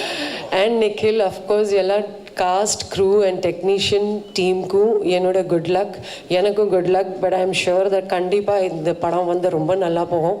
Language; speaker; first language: Tamil; non-native, fluent; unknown